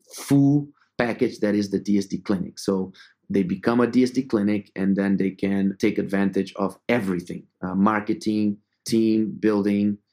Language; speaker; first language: English; non-native, fluent; Portuguese